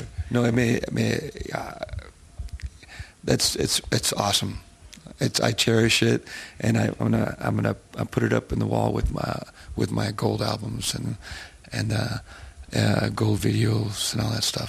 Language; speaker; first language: English; early bilingual, other home language; Spanish